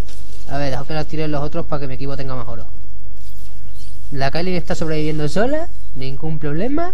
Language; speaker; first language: Spanish; native; Spanish